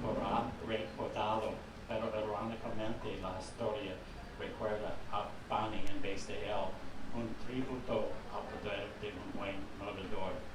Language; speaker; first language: Spanish; non-native, fluent; English